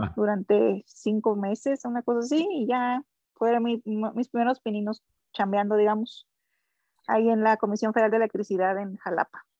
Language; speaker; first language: Spanish; native; Spanish